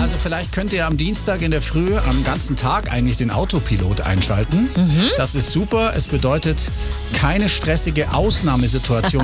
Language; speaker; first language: German; native; German